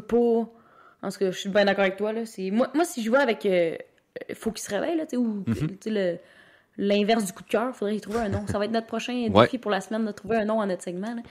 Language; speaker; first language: French; native; French